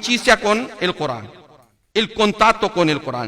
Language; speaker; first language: Italian; non-native, learner; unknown